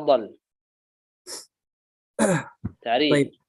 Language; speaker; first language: Arabic; native; Arabic